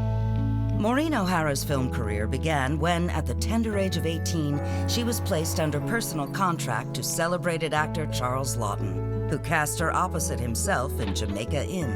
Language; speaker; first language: English; native; English